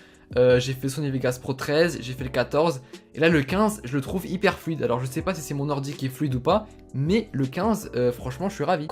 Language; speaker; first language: French; native; French